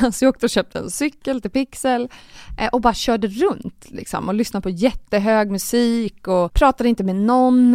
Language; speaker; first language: Swedish; native; Swedish